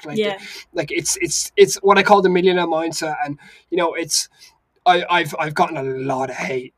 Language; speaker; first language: English; native; English